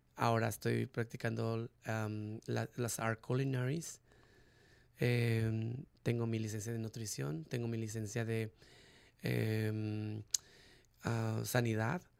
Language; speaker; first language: Spanish; native; Spanish